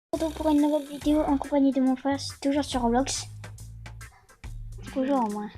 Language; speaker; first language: French; native; French